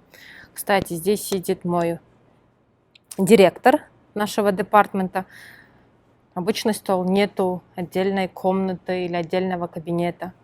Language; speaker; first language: Russian; non-native, local second language; Kyrgyz